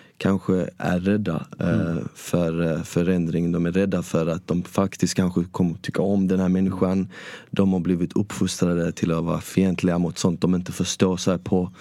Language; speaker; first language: Swedish; early bilingual, other home language; Bosnian